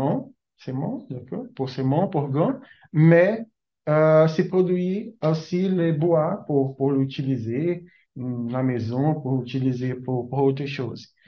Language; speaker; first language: French; non-native, learner; Portuguese